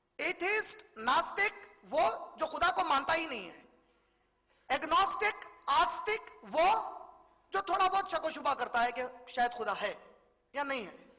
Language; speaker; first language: Urdu; native; Urdu